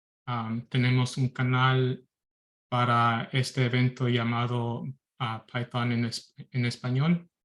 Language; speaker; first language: Spanish; early bilingual, heritage; Spanish